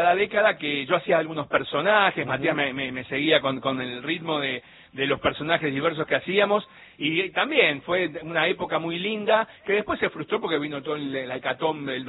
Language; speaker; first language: Spanish; native; Spanish